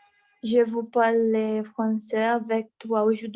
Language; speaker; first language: French; non-native, learner; Portuguese